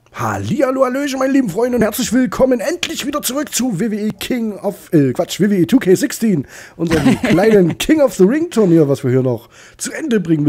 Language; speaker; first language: German; native; German